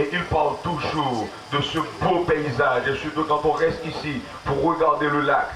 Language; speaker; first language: French; non-native, local second language; Haitian Creole